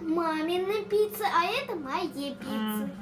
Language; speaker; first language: Russian; early bilingual, other home language; Tajik